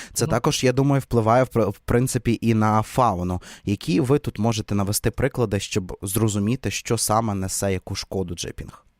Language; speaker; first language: Ukrainian; native; Ukrainian